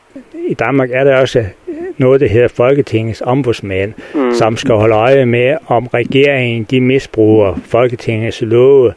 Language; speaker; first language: Danish; native; Danish